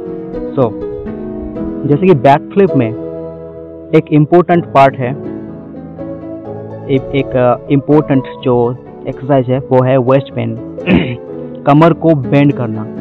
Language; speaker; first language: Hindi; non-native, local second language; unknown